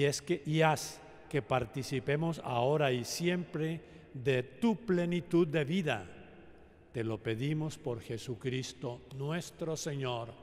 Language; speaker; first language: Spanish; native; Spanish